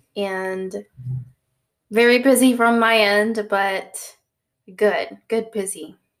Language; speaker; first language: English; early bilingual, other home language; Spanish